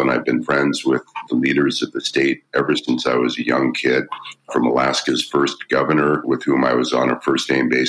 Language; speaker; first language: English; native; English